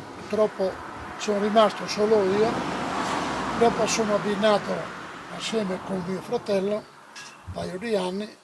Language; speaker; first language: Italian; non-native, local second language; Friulian